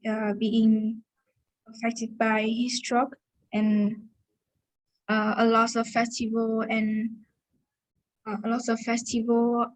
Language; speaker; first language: English; non-native, learner; Vietnamese